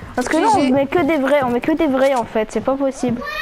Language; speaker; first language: French; native; French